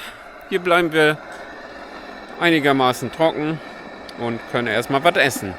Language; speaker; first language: German; native; German